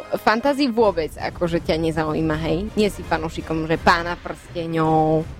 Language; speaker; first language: Slovak; native; Slovak